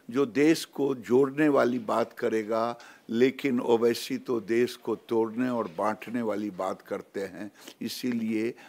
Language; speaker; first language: Hindi; native; Hindi